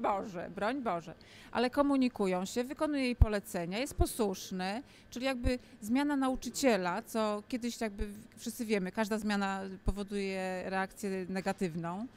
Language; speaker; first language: Polish; native; Polish